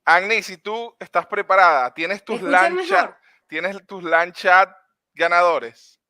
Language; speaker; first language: Spanish; native; Spanish